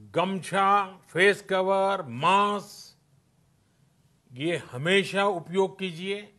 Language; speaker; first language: Hindi; non-native, local second language; Gujarati